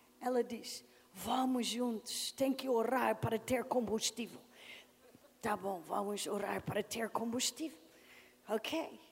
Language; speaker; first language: Portuguese; non-native, learner; English